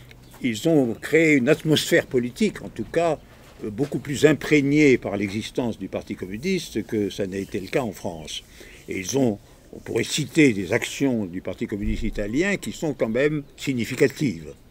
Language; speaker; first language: French; native; French